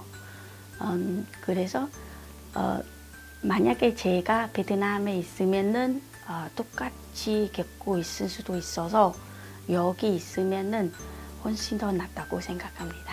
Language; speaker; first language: Korean; non-native, fluent; Vietnamese